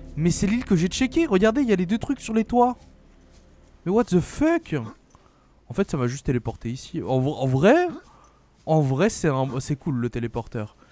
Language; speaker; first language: French; native; French